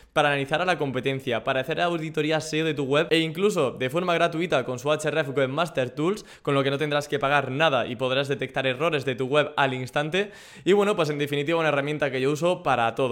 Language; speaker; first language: Spanish; native; Spanish